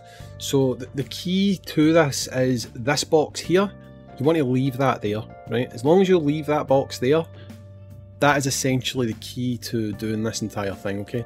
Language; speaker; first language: English; native; English